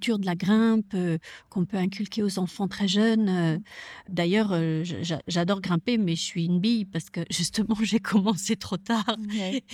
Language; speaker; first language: French; native; French